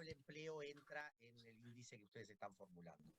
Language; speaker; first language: Spanish; native; Spanish